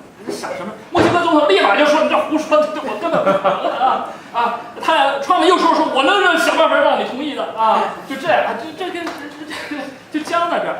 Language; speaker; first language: Chinese; native; Chinese